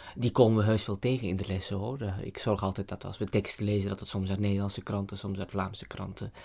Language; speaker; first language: Dutch; native; Dutch